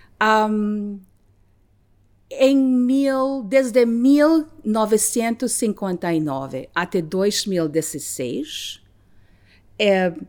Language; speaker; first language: Portuguese; non-native, learner; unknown